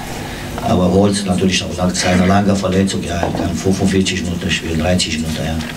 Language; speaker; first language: German; non-native, learner; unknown